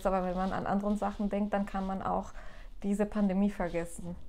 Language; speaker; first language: German; non-native, fluent; Spanish